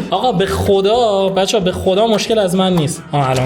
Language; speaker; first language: Persian; native; Persian